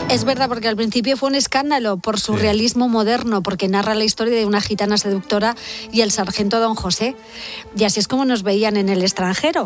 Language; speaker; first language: Spanish; native; Spanish